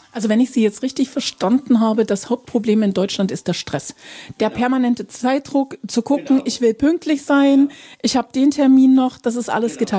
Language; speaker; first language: German; native; German